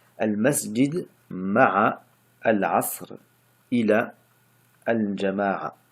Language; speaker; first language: Arabic; non-native, fluent; French